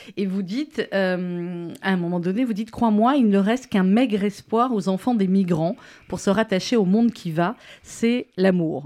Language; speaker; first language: French; native; French